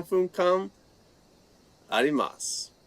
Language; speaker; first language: Japanese; non-native, fluent; English